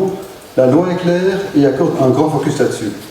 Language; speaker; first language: French; native; French